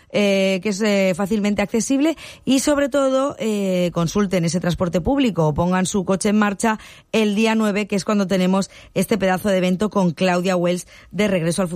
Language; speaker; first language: Spanish; native; Spanish